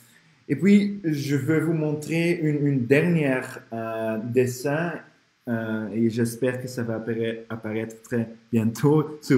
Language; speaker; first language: French; non-native, fluent; Dutch